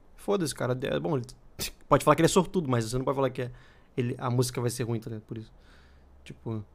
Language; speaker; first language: Portuguese; native; Portuguese